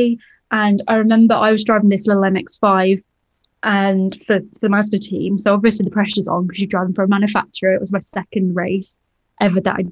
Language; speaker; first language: English; native; English